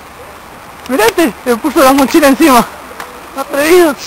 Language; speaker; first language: Spanish; native; Spanish